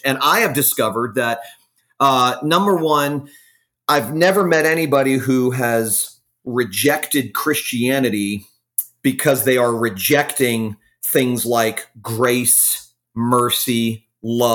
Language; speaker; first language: English; native; English